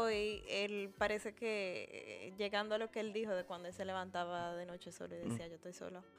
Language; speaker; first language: Spanish; early bilingual, heritage; Spanish